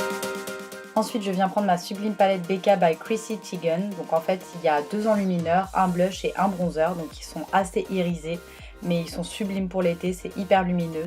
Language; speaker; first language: French; native; French